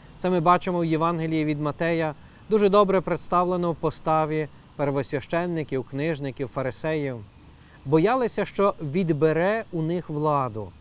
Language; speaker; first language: Ukrainian; native; Ukrainian